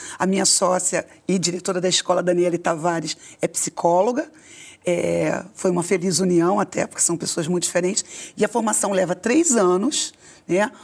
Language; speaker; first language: Portuguese; native; Portuguese